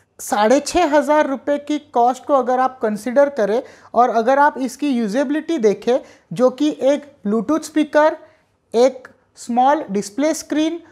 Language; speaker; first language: Hindi; non-native, local second language; Marathi